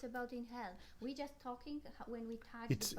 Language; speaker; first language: English; non-native, learner; Polish